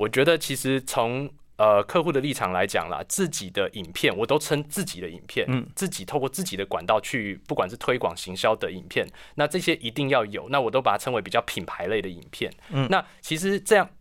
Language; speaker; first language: Chinese; native; Chinese